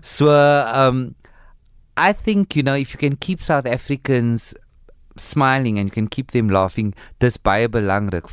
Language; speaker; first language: English; early bilingual, other home language; Afrikaans